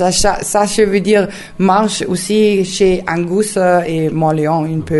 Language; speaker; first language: French; non-native, learner; German